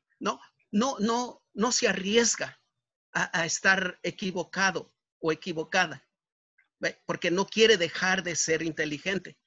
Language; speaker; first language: Spanish; native; Spanish